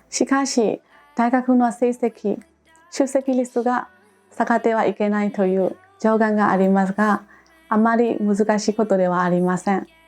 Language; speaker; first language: Japanese; non-native, fluent; Burmese